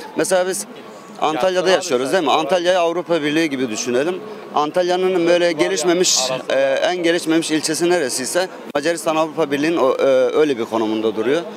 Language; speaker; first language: Turkish; native; Turkish